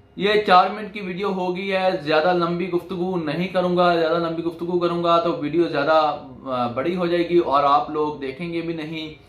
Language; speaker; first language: Urdu; non-native, local second language; Punjabi